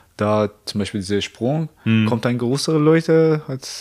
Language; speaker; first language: German; non-native, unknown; Persian